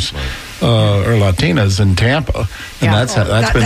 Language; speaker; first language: English; native; English